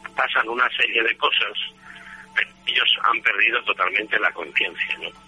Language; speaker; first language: Spanish; native; Spanish